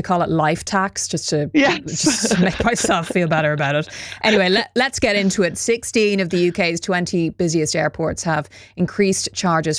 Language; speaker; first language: English; native; English